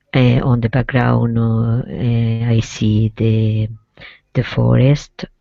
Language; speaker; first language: English; non-native, learner; Spanish